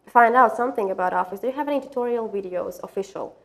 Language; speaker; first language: English; non-native, fluent; Latvian